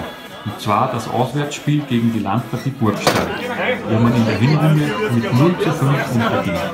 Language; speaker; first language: German; native; German